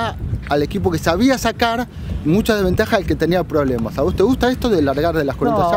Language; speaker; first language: Spanish; native; Spanish